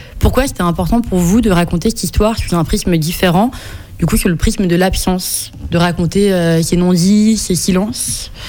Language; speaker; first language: French; native; French